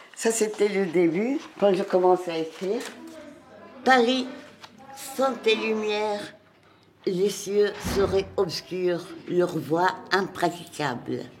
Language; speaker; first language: French; native; French